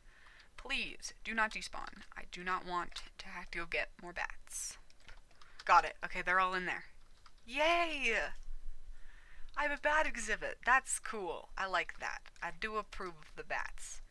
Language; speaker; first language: English; native; English